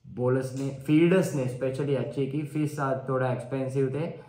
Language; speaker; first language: Hindi; non-native, learner; Sinhala